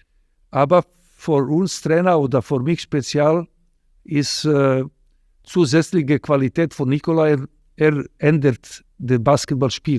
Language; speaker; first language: German; non-native, fluent; Serbian